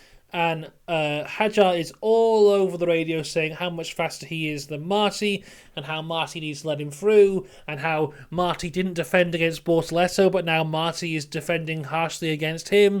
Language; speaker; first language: English; native; English